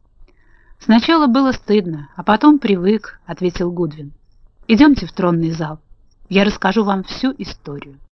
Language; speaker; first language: Russian; native; Russian